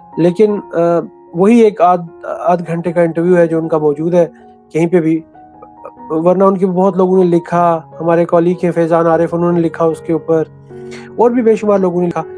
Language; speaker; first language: Urdu; non-native, local second language; Punjabi